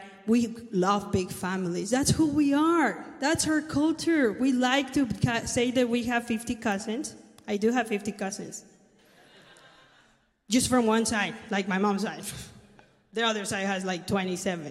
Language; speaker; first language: English; non-native, fluent; Spanish